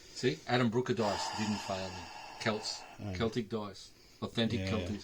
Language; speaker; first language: English; native; English